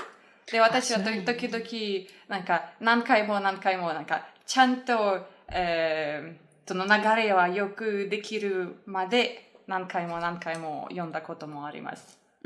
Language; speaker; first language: Japanese; non-native, fluent; Russian